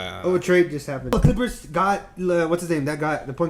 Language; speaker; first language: English; native; English